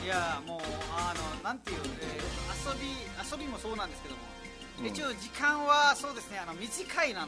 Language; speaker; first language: Japanese; non-native, fluent; Nepali